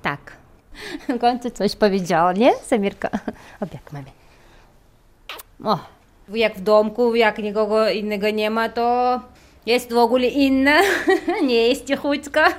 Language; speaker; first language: Polish; non-native, learner; Chechen